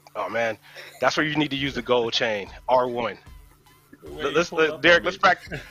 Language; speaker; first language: English; native; English